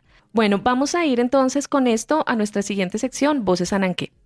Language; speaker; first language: Spanish; native; Spanish